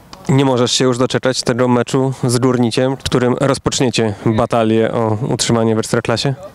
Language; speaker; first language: Polish; native; Polish